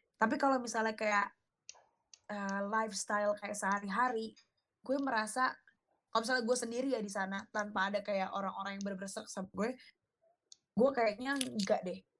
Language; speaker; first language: Indonesian; native; Indonesian